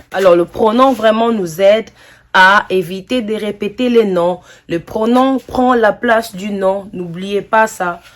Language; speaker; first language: French; non-native, local second language; Lingala